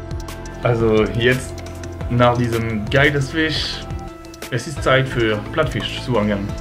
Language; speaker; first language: German; non-native, learner; French